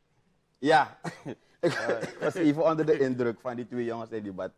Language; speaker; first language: Dutch; native; Dutch